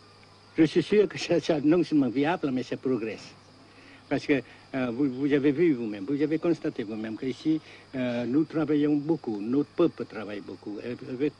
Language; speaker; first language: French; non-native, local second language; Vietnamese